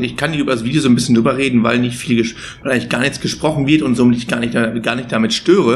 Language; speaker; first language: German; native; German